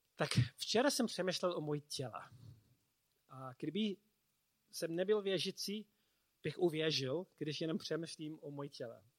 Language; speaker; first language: Czech; non-native, learner; English